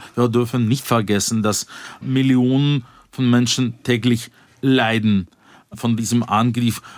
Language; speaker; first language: German; non-native, fluent; Russian